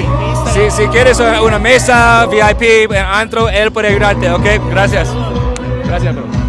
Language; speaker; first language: Spanish; non-native, learner; English